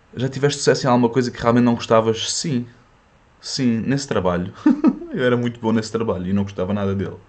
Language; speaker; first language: Portuguese; early bilingual, other home language; French